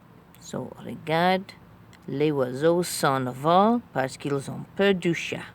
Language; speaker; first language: French; non-native, fluent; English